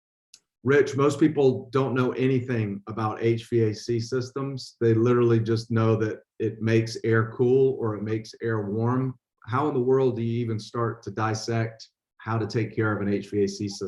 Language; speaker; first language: English; native; English